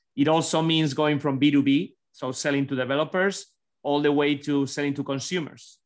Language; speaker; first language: English; non-native, fluent; Spanish